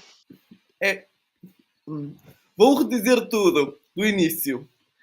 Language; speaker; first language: Portuguese; non-native, fluent; Italian